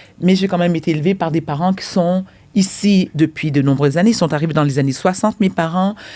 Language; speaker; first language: French; early bilingual, other home language; Haitian Creole